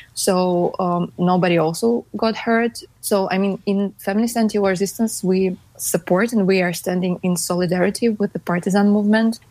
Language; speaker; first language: English; non-native, fluent; Russian